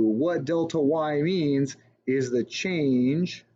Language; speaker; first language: English; native; English